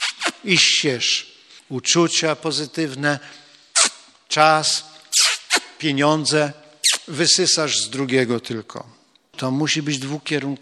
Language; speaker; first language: Polish; native; Polish